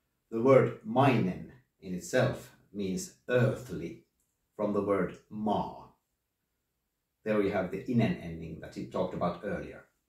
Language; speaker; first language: English; non-native, fluent; Finnish